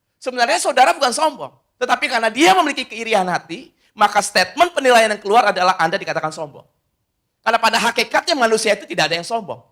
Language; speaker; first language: Indonesian; native; Indonesian